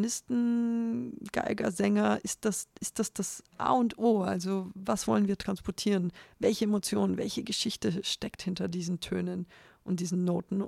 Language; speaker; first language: German; native; German